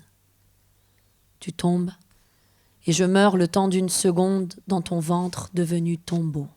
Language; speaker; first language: French; early bilingual, other home language; Persian